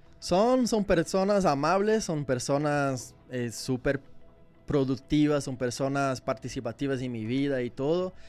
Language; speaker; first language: Spanish; non-native, learner; Portuguese